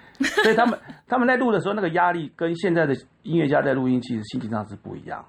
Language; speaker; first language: Chinese; native; Chinese